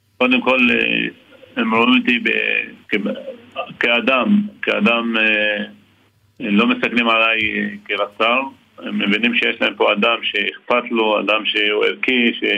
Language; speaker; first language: Hebrew; non-native, local second language; Arabic